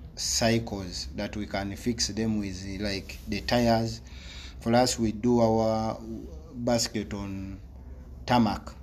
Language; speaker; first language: English; non-native, local second language; Ganda